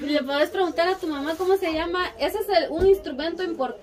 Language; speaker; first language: Spanish; native; Spanish